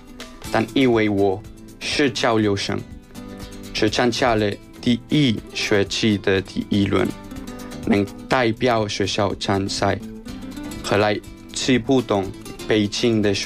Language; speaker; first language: Chinese; non-native, fluent; Spanish